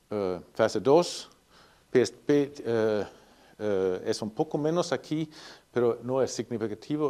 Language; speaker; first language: Spanish; non-native, fluent; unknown